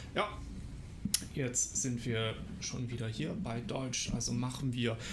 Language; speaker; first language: German; non-native, learner; English